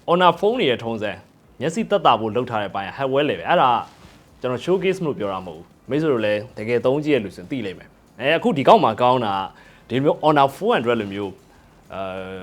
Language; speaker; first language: Burmese; native; Burmese